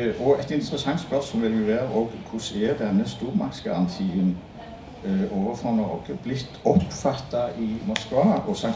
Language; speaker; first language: Norwegian; native; Norwegian